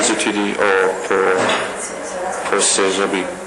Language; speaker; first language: French; non-native, learner; English